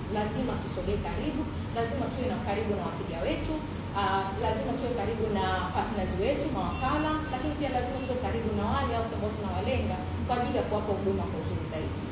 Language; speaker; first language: Swahili; native; Swahili